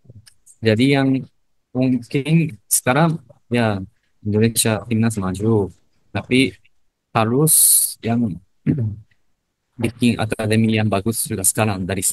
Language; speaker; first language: Indonesian; non-native, learner; Japanese